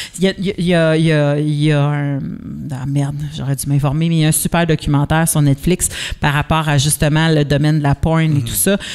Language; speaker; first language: French; native; French